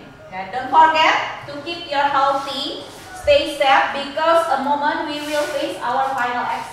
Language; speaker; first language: English; non-native, learner; Indonesian